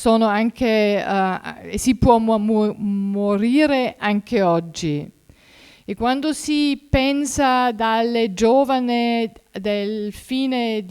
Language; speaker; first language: Italian; non-native, fluent; German